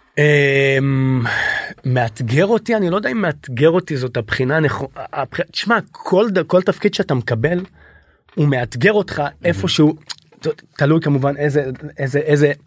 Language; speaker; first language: Hebrew; native; Hebrew